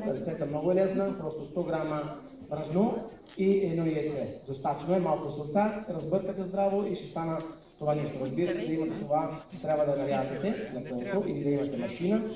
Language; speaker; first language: Bulgarian; non-native, fluent; Italian